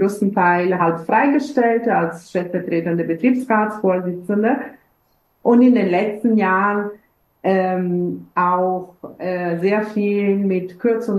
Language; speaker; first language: German; non-native, fluent; Italian